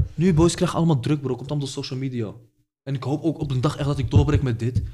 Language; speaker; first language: Dutch; early bilingual, other home language; Arabic